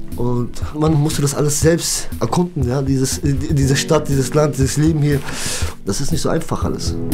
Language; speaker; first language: German; early bilingual, other home language; Kurdish